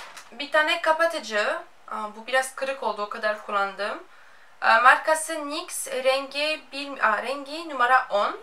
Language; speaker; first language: Turkish; non-native, fluent; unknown